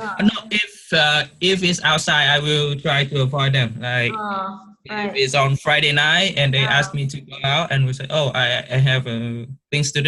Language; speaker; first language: English; non-native, learner; Vietnamese